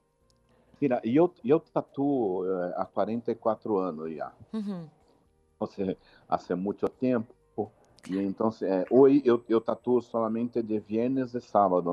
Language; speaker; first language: Spanish; non-native, learner; Portuguese